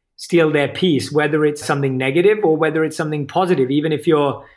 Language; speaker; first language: English; native; English